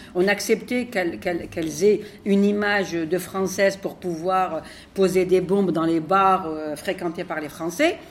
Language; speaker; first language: French; non-native, local second language; Arabic